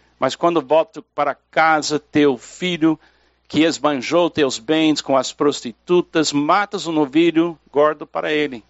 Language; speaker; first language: Portuguese; non-native, fluent; English